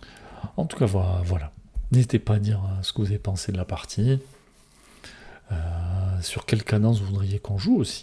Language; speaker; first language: French; native; French